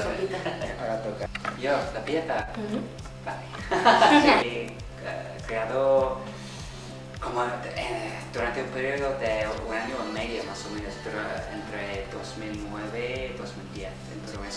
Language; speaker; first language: Spanish; non-native, fluent; English